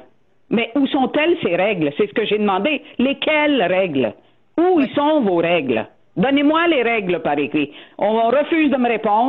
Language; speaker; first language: French; native; French